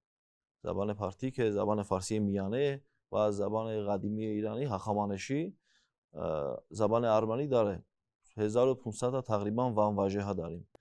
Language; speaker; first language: Persian; non-native, fluent; Armenian